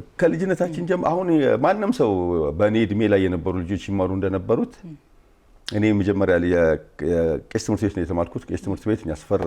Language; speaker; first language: Amharic; native; Amharic